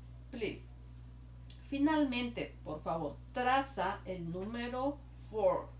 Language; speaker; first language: Spanish; native; Spanish